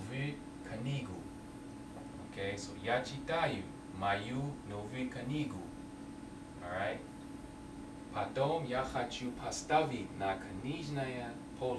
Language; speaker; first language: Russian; non-native, learner; English